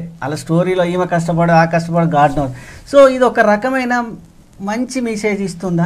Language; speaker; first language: Telugu; native; Telugu